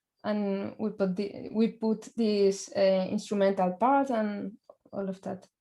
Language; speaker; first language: English; non-native, learner; Spanish